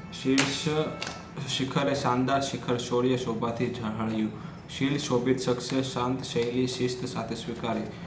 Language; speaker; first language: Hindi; non-native, local second language; Gujarati